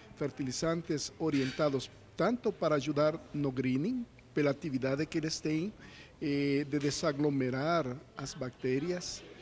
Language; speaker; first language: Portuguese; non-native, fluent; Spanish